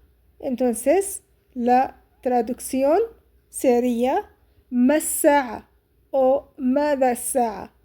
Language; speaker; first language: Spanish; non-native, fluent; Arabic